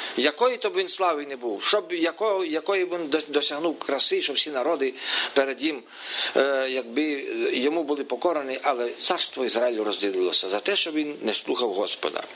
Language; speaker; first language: Ukrainian; native; Ukrainian